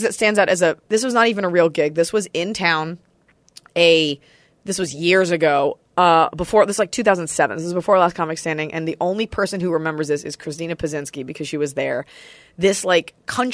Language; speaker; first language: English; native; English